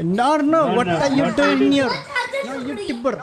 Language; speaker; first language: English; non-native, learner; Sinhala